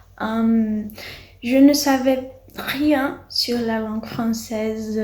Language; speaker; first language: French; non-native, learner; Portuguese